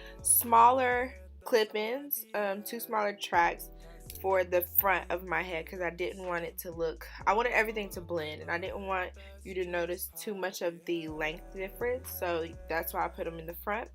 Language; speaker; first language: English; native; English